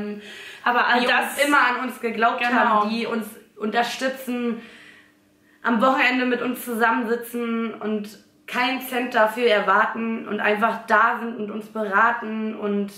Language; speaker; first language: German; native; German